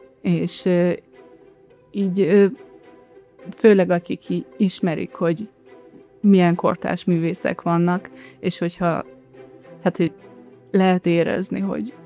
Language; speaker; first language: Hungarian; early bilingual, heritage; Hungarian